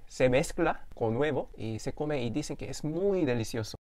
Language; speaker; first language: Spanish; non-native, fluent; Korean